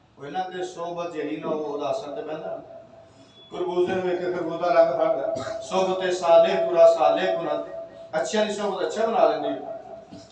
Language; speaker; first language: Urdu; non-native, local second language; Punjabi